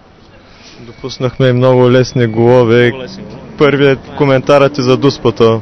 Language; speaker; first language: Bulgarian; native; Bulgarian